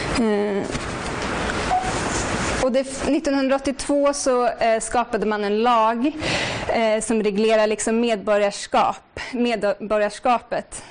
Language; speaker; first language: Swedish; native; Swedish